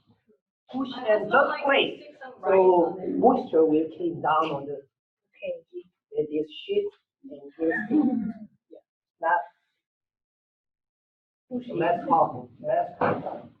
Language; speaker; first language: English; non-native, learner; Korean